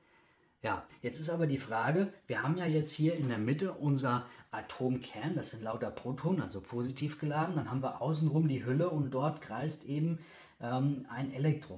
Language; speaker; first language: German; native; German